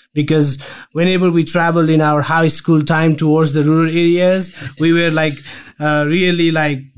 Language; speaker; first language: English; non-native, local second language; Nepali